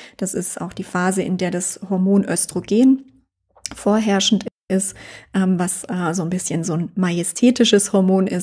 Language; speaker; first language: German; native; German